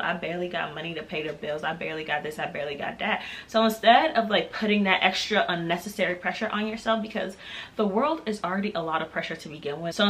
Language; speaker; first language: English; native; English